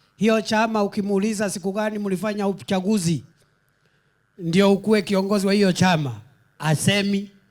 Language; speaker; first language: Swahili; non-native, local second language; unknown